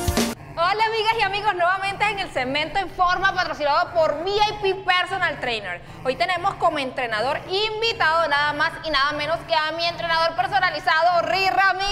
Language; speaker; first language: Spanish; native; Spanish